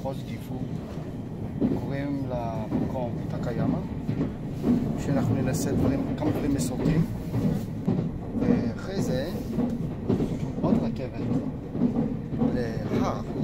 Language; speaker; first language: Hebrew; non-native, fluent; Japanese